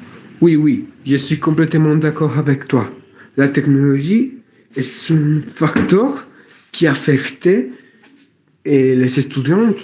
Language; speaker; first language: French; non-native, learner; Spanish